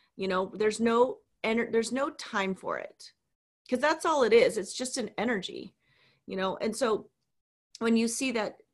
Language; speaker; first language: English; native; English